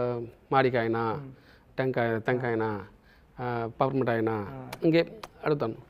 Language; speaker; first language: Telugu; non-native, local second language; Tamil